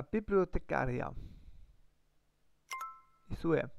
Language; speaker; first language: Portuguese; non-native, learner; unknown